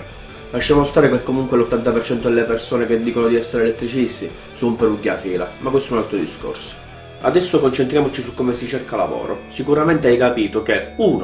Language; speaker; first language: Italian; native; Italian